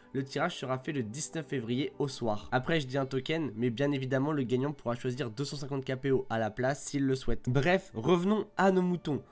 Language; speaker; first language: French; native; French